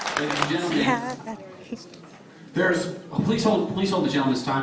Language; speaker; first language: English; native; English